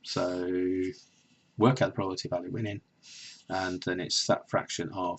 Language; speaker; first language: English; native; English